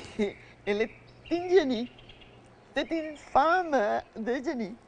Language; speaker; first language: French; non-native, fluent; Spanish